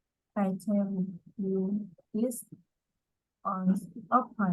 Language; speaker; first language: English; non-native, learner; Vietnamese